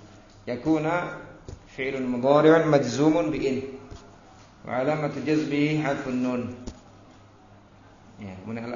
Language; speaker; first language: Arabic; non-native, fluent; Indonesian